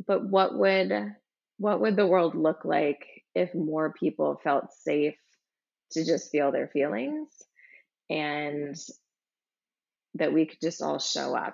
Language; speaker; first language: English; native; English